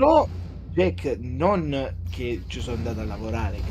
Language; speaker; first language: Italian; native; Italian